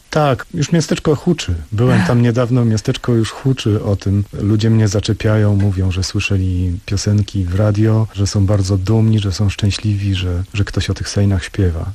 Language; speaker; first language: Polish; native; Polish